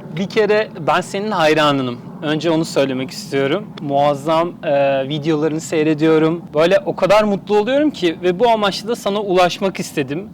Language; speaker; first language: Turkish; native; Turkish